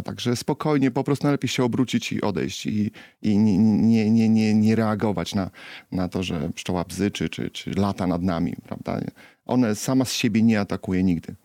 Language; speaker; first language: Polish; native; Polish